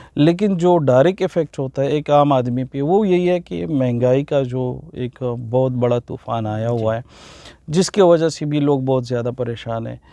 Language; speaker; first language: Urdu; non-native, local second language; Pashto